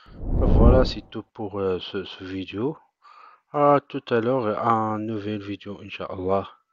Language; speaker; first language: French; non-native, local second language; Arabic